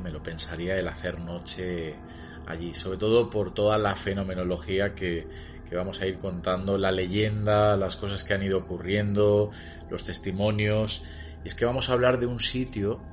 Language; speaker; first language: Spanish; native; Spanish